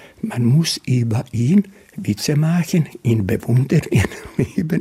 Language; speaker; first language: German; non-native, fluent; Bosnian